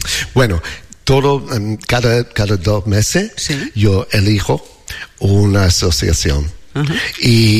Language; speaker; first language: Spanish; non-native, learner; English